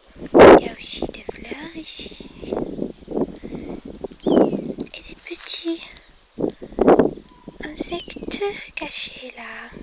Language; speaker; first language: French; non-native, local second language; Arabic